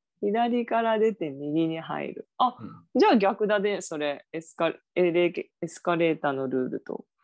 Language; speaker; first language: Japanese; native; Japanese